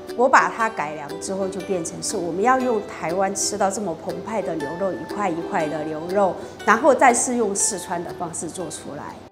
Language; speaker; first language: Chinese; native; Chinese